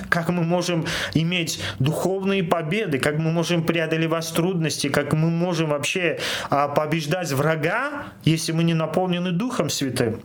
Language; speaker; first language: Russian; non-native, local second language; Armenian